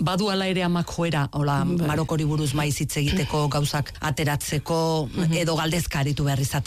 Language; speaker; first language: Basque; native; Basque